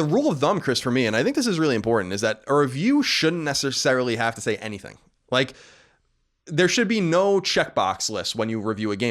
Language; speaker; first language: English; native; English